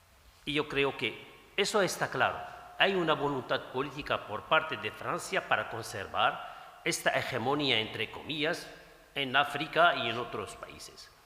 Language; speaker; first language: Spanish; non-native, fluent; Arabic